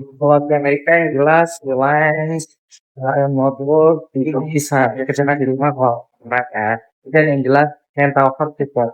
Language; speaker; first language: Indonesian; native; Indonesian